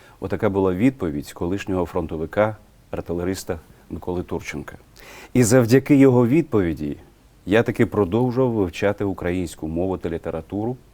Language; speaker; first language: Ukrainian; non-native, local second language; Russian